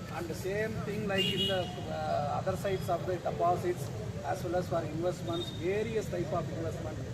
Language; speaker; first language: English; non-native, local second language; Tamil